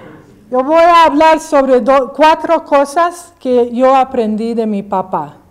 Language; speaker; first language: Spanish; early bilingual, heritage; English